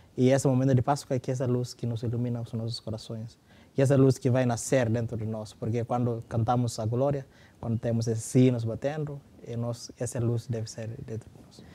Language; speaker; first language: Portuguese; non-native, fluent; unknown